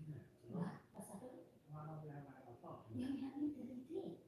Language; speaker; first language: Swedish; non-native, fluent; Filipino